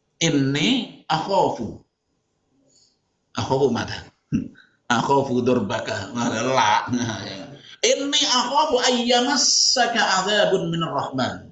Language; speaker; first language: Arabic; non-native, fluent; Indonesian